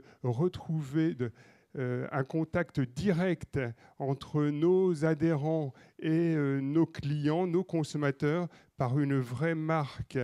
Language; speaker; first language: French; native; French